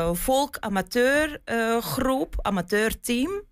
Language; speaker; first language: Dutch; non-native, fluent; Ukrainian